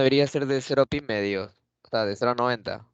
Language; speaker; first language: Spanish; native; Spanish